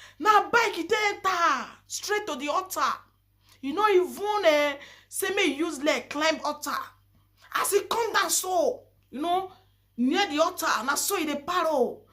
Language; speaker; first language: Nigerian Pidgin; native; Nigerian Pidgin